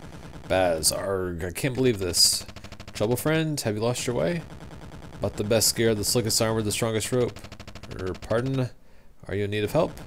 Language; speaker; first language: English; native; English